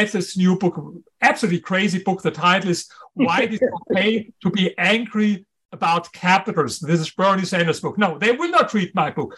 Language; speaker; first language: English; non-native, fluent; German